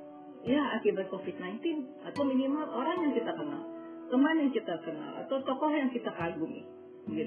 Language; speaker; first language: Indonesian; native; Indonesian